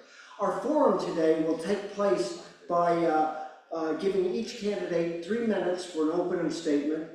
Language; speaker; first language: English; native; English